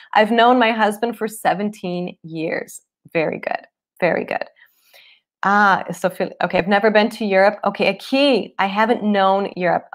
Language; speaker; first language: Portuguese; non-native, fluent; English